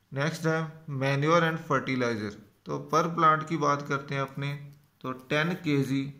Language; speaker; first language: Hindi; non-native, local second language; Punjabi